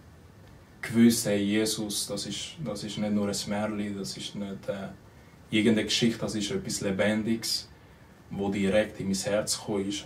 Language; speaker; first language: German; early bilingual, other home language; Spanish